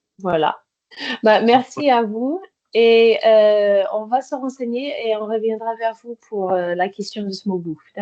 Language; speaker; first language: French; native; French